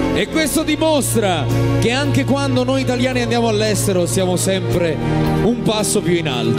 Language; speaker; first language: Italian; native; Italian